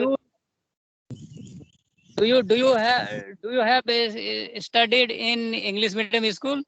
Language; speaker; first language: English; non-native, learner; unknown